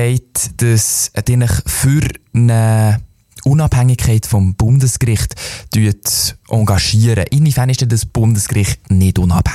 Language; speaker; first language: German; native; German